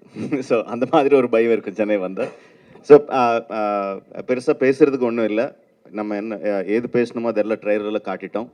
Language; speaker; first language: Tamil; non-native, local second language; Telugu